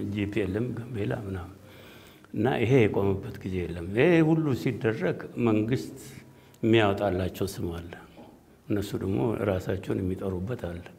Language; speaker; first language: Amharic; non-native, local second language; Oromo